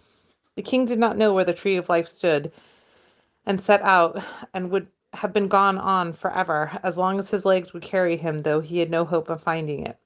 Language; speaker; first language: English; native; English